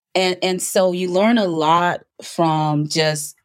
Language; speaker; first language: English; native; English